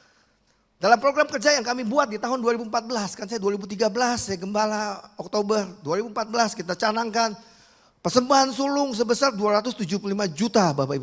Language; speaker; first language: Indonesian; native; Indonesian